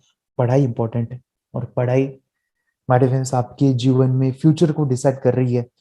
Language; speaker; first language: Hindi; native; Hindi